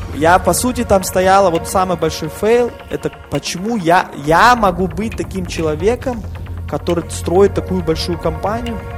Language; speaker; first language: Russian; non-native, fluent; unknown